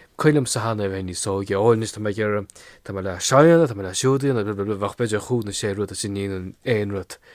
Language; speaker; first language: Irish; non-native, local second language; English